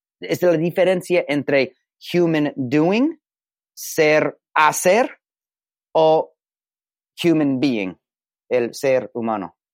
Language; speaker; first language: Spanish; non-native, learner; English